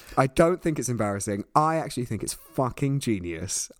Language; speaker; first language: English; native; English